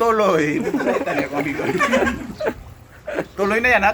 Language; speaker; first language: Filipino; non-native, local second language; Cebuano